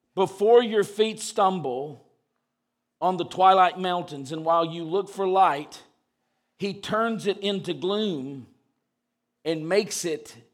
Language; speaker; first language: English; native; English